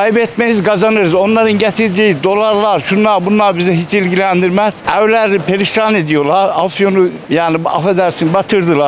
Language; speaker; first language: Turkish; native; Turkish